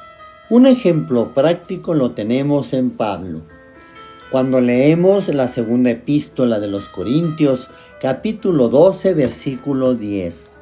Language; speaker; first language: Spanish; native; Spanish